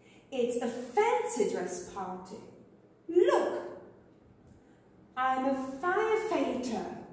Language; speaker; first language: English; non-native, fluent; Czech